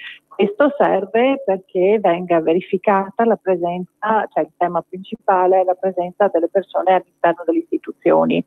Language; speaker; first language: Italian; native; Italian